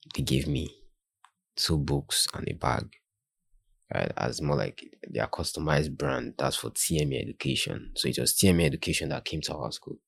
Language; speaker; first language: English; non-native, local second language; Yoruba